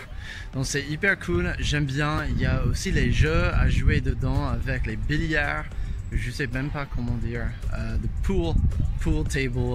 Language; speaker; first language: French; non-native, fluent; English